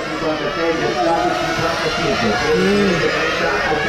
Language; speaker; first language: Italian; native; Italian